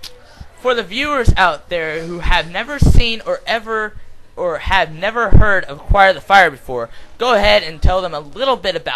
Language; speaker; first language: English; native; English